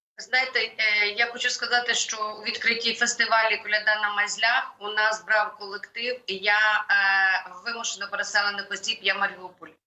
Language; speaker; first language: Ukrainian; native; Ukrainian